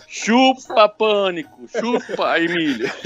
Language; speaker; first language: Portuguese; native; Portuguese